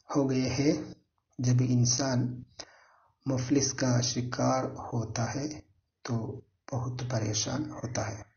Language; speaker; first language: Hindi; non-native, local second language; Malayalam